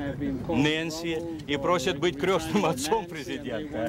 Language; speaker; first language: Russian; native; Russian